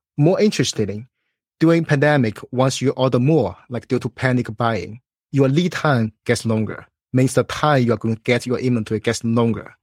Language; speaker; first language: English; non-native, fluent; Chinese